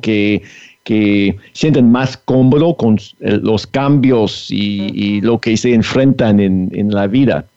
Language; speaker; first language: Spanish; non-native, fluent; English